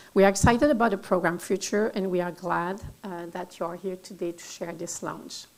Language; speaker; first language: English; non-native, fluent; French